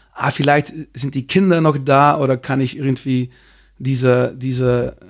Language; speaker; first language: German; non-native, fluent; Dutch